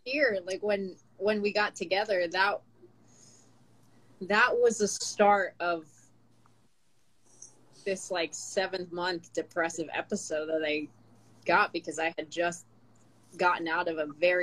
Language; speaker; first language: English; non-native, local second language; Filipino